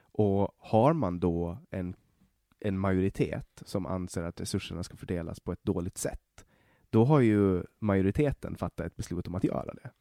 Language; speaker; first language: Swedish; native; Swedish